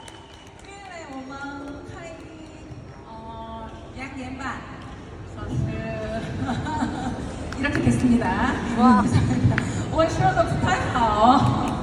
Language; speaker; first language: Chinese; non-native, learner; Korean